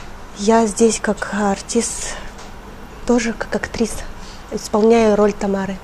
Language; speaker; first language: Russian; non-native, local second language; Mongolian